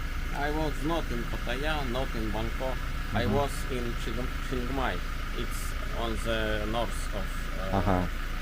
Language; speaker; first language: English; non-native, learner; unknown